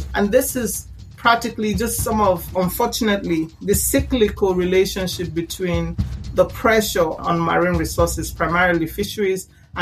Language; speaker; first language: English; non-native, local second language; Igbo